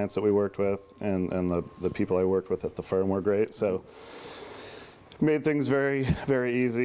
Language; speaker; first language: English; native; English